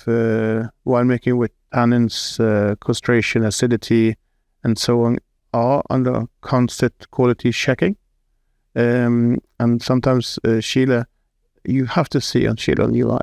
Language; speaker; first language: English; non-native, fluent; Norwegian